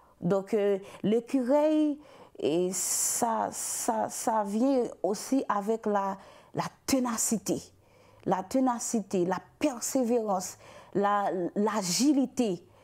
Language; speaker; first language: French; non-native, local second language; Haitian Creole